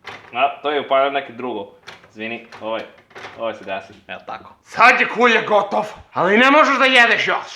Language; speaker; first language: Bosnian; non-native, learner; English